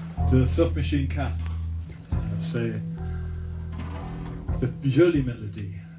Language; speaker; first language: French; non-native, learner; English